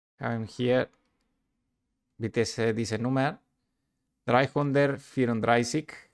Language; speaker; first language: German; non-native, learner; Spanish